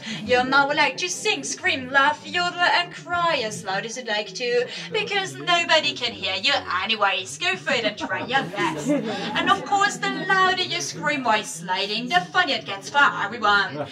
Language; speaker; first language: English; non-native, fluent; German